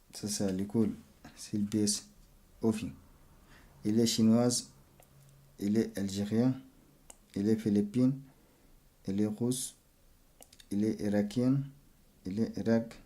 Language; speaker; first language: French; non-native, learner; Arabic